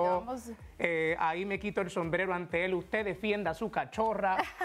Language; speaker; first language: Spanish; native; Spanish